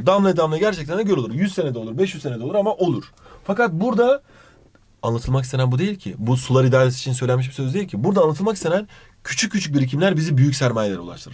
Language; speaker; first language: Turkish; native; Turkish